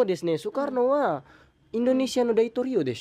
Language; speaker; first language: Japanese; non-native, learner; Indonesian